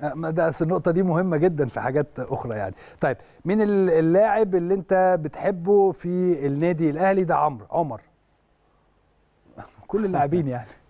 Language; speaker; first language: Arabic; native; Arabic